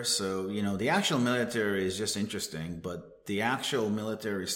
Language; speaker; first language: English; non-native, fluent; Hebrew